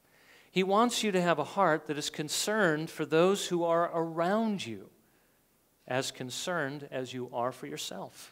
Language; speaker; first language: English; native; English